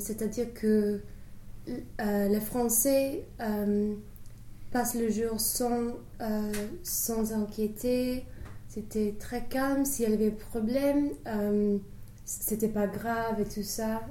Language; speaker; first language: French; non-native, fluent; English